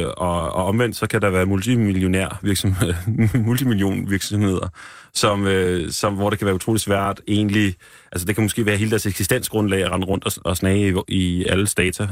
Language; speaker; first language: Danish; native; Danish